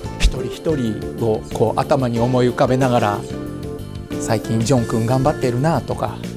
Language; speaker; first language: Japanese; native; Japanese